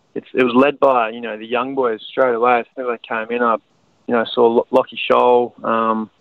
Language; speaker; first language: English; native; English